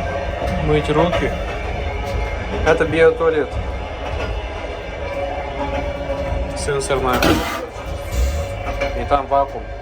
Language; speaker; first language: Russian; native; Russian